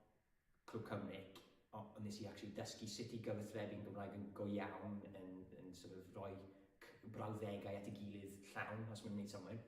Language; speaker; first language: Welsh; non-native, local second language; English